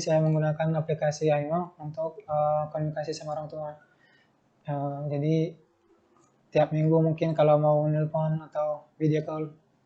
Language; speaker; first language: Indonesian; non-native, fluent; Turkmen